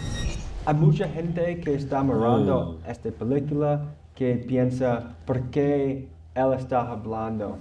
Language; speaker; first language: Spanish; non-native, learner; English